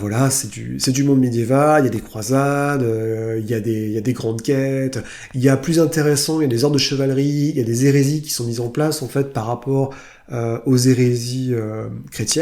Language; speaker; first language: French; native; French